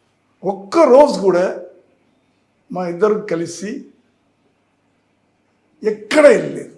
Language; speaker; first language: Telugu; non-native, learner; Tamil